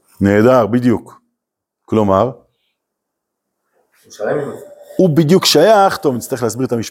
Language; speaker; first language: Hebrew; native; Hebrew